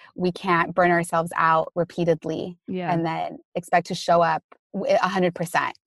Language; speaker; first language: English; native; English